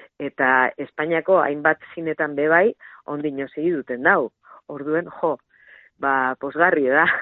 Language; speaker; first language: Basque; non-native, local second language; Spanish